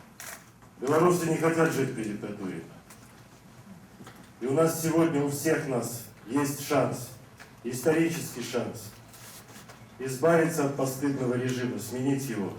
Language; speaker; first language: Russian; native; Russian